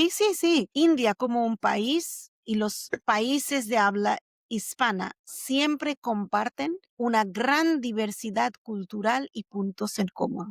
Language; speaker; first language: Spanish; non-native, fluent; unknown